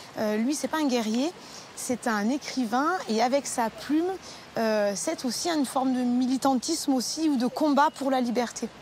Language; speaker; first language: French; native; French